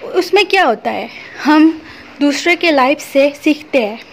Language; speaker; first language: Hindi; non-native, local second language; Assamese